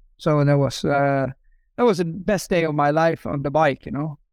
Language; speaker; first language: English; non-native, fluent; Norwegian